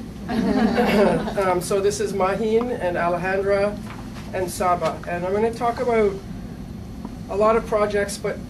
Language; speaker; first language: English; native; English